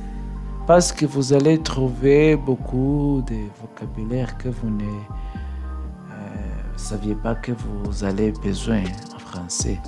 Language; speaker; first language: French; non-native, learner; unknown